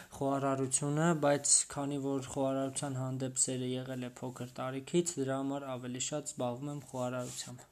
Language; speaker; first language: Armenian; native; Armenian